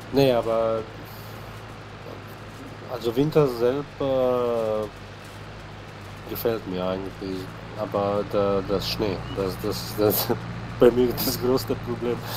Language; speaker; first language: German; non-native, fluent; Slovenian